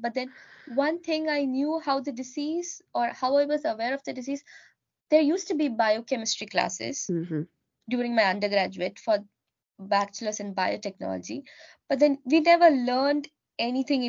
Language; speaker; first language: English; non-native, local second language; Malayalam